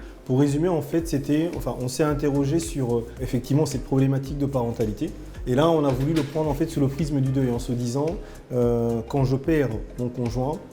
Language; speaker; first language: French; native; French